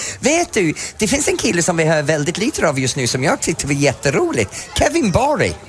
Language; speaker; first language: Swedish; non-native, fluent; English